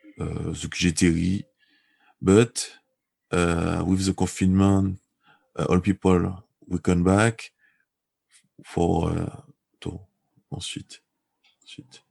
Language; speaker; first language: English; non-native, learner; French